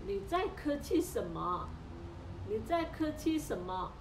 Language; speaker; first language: Chinese; non-native, fluent; Indonesian